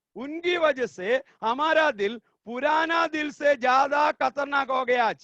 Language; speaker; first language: Hindi; non-native, local second language; Malayalam